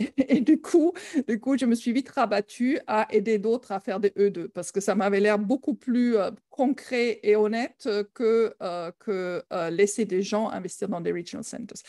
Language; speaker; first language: French; non-native, fluent; German